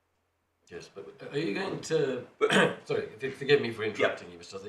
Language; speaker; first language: English; native; English